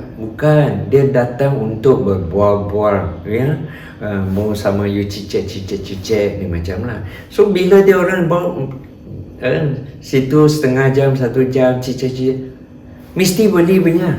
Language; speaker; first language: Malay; non-native, local second language; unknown